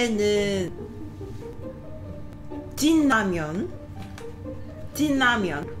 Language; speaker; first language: Korean; non-native, learner; Cantonese